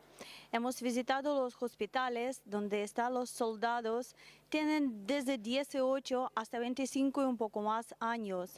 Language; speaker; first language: Spanish; non-native, learner; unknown